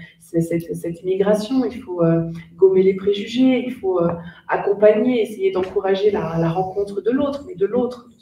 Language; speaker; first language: French; native; French